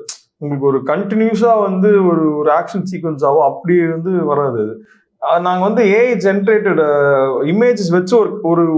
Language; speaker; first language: Tamil; native; Tamil